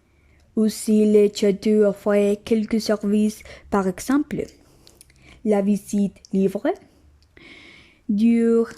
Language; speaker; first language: French; non-native, learner; Spanish